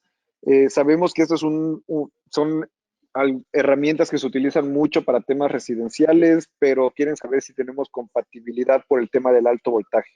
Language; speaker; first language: Spanish; native; Spanish